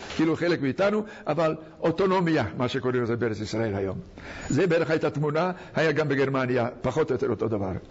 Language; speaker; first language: Hebrew; non-native, fluent; Hungarian